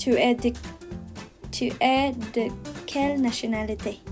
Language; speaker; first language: French; non-native, learner; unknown